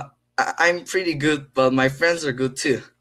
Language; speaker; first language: English; non-native, learner; Korean